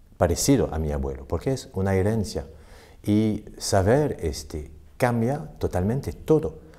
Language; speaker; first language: Spanish; non-native, fluent; French